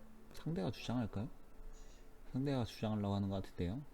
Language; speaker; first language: Korean; native; Korean